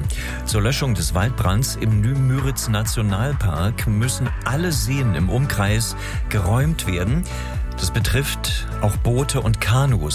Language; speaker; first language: German; native; German